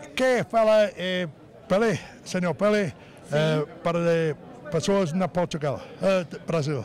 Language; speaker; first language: Portuguese; non-native, learner; English